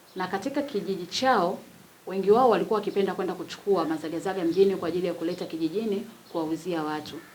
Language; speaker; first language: Swahili; native; Swahili